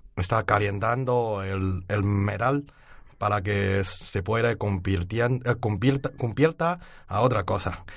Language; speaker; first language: Spanish; non-native, learner; Chinese